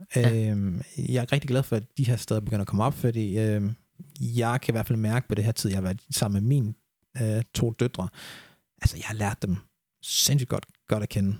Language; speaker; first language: Danish; early bilingual, other home language; English